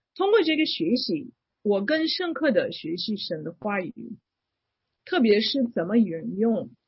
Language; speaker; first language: Chinese; non-native, fluent; English